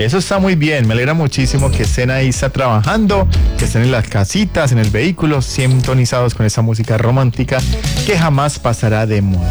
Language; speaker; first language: Spanish; native; Spanish